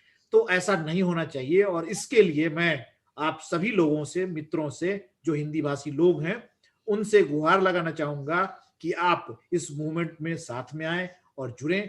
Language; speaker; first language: Hindi; native; Hindi